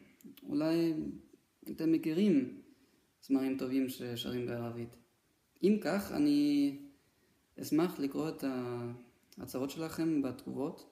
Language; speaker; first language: Hebrew; non-native, fluent; German